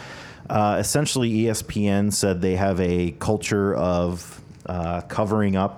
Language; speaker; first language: English; native; English